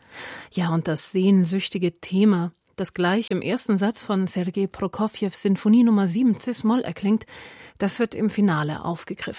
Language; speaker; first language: German; native; German